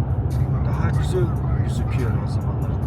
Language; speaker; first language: Turkish; non-native, fluent; Mongolian